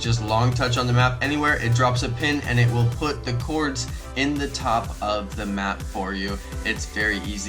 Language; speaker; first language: English; native; English